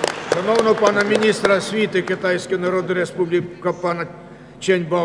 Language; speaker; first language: Ukrainian; native; Ukrainian